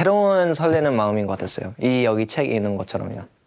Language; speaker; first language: Korean; early bilingual, heritage; English